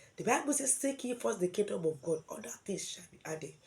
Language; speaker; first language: English; non-native, local second language; Yoruba